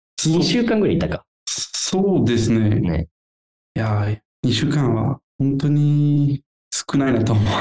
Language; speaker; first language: Japanese; non-native, learner; French